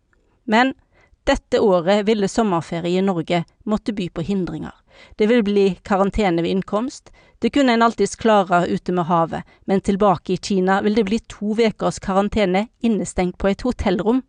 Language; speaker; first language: Norwegian; native; Norwegian